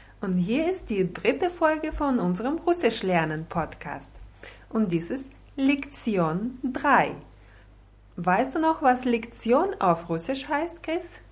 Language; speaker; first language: German; non-native, fluent; Russian